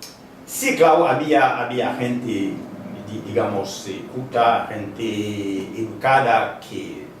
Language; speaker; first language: Spanish; non-native, fluent; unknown